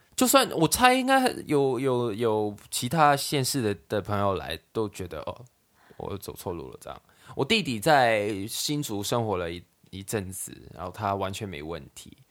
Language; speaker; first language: Chinese; non-native, local second language; Cantonese